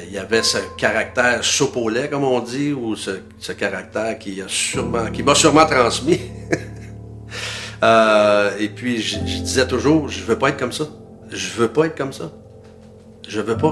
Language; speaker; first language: French; native; French